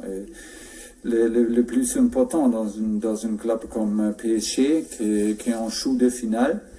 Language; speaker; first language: French; non-native, fluent; German